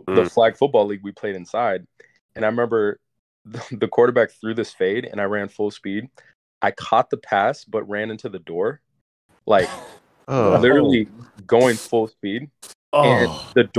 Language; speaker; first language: English; native; English